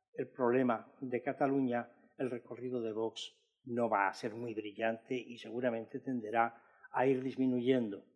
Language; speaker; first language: Spanish; native; Spanish